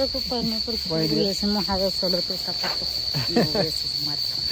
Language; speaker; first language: Spanish; native; Spanish